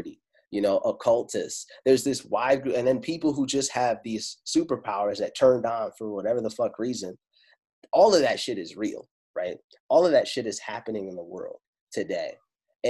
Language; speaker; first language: English; non-native, fluent; Italian